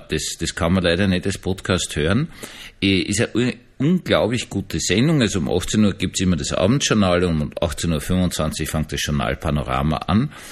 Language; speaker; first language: German; native; German